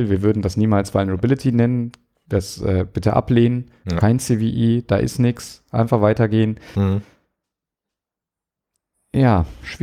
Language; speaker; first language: German; native; German